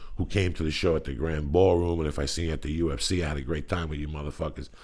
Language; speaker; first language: English; native; English